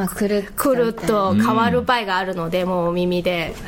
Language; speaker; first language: Japanese; non-native, fluent; Mongolian